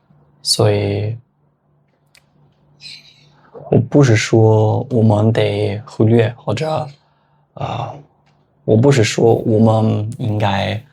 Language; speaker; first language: Chinese; non-native, fluent; Spanish